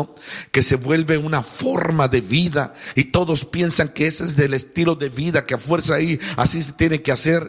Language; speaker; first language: Spanish; native; Spanish